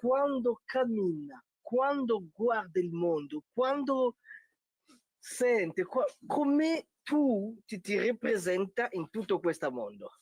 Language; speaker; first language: Italian; non-native, learner; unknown